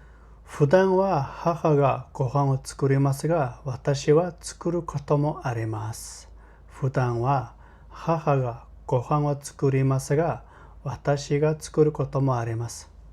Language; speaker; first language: Japanese; non-native, fluent; Mongolian